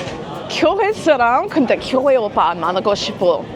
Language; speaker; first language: Korean; non-native, learner; English